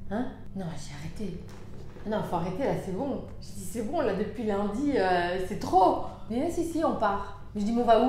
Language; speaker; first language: French; native; French